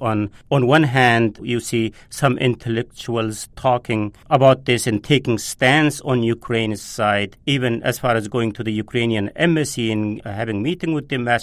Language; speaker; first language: English; non-native, fluent; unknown